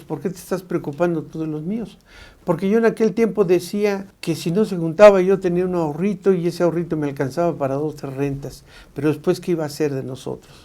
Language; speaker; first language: Spanish; native; Spanish